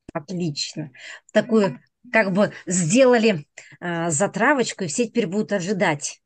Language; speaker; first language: Russian; native; Russian